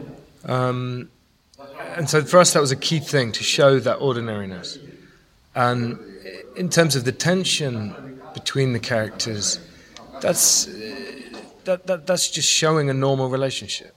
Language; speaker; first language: English; native; English